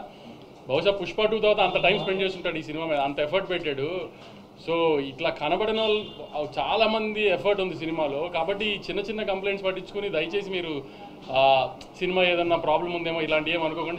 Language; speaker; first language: Telugu; native; Telugu